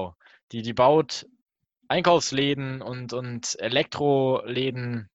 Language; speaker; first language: German; native; German